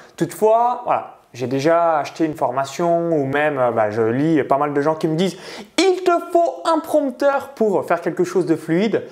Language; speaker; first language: French; native; French